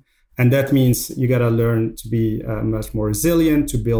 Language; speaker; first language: English; non-native, fluent; Arabic